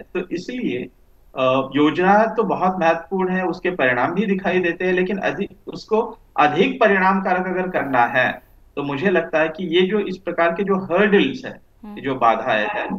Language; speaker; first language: Hindi; non-native, local second language; Marathi